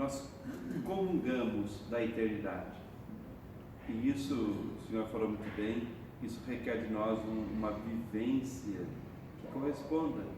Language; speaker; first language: Portuguese; native; Portuguese